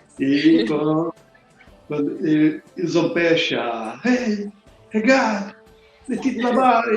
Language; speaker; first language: French; non-native, learner; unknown